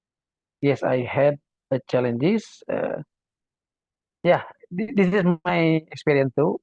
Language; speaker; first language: English; non-native, learner; Indonesian